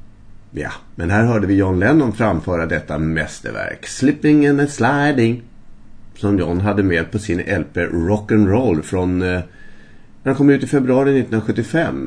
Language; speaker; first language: Swedish; native; Swedish